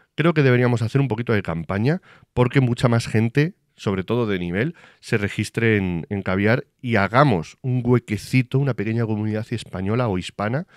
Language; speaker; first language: Spanish; native; Spanish